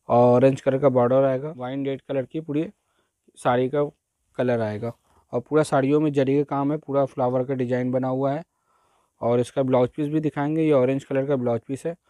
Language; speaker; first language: Hindi; native; Hindi